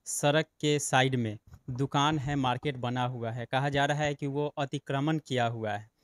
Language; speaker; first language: Hindi; native; Hindi